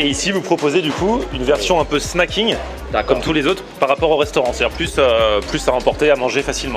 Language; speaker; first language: French; native; French